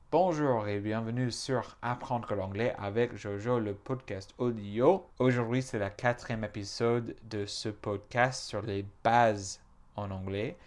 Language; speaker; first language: French; non-native, fluent; English